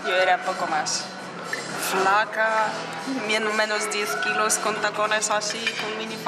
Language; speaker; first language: Spanish; non-native, learner; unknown